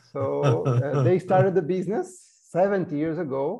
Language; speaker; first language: English; non-native, fluent; Portuguese